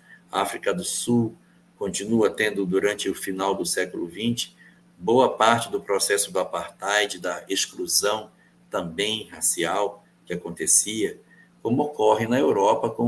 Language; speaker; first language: Portuguese; native; Portuguese